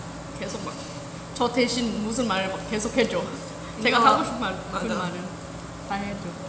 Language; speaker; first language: Korean; non-native, fluent; Thai